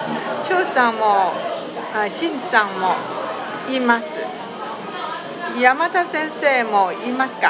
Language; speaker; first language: Japanese; non-native, learner; Chinese